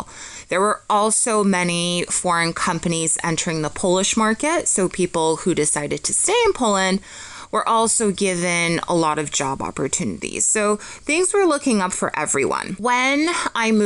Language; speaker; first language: English; early bilingual, other home language; Polish